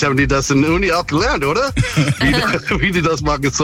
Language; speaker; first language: German; non-native, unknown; English